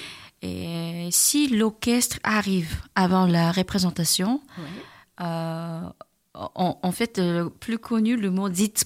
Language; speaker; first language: French; non-native, learner; Korean